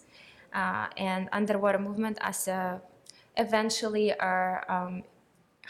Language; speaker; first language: English; non-native, fluent; Russian